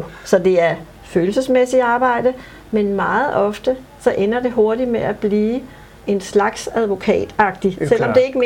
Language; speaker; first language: Danish; native; Danish